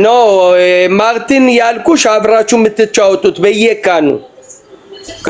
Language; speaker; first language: Amharic; non-native, fluent; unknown